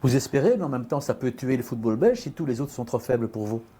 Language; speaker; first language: French; native; French